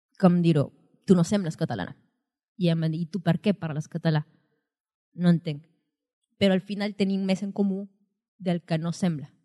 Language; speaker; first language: Catalan; non-native, fluent; Spanish